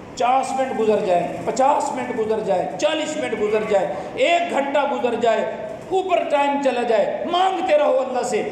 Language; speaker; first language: Urdu; non-native, local second language; Punjabi